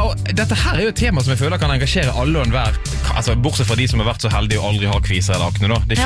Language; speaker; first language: Norwegian; native; Norwegian